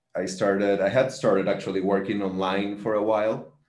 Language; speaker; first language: English; non-native, fluent; Spanish